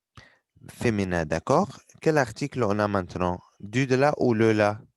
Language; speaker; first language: French; non-native, fluent; Arabic